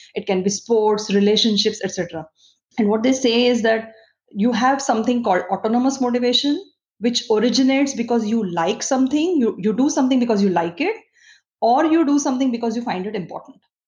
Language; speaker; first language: English; non-native, local second language; Marathi